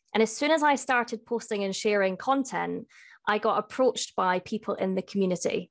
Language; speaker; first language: English; native; English